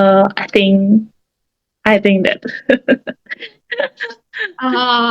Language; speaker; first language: English; non-native, learner; Indonesian